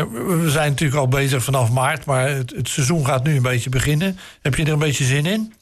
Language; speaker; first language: Dutch; native; Dutch